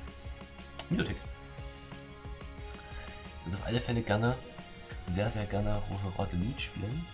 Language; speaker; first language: German; native; German